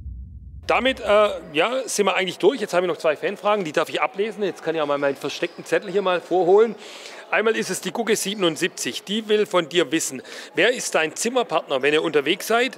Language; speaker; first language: German; native; German